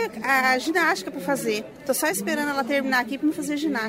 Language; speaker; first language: Portuguese; native; Portuguese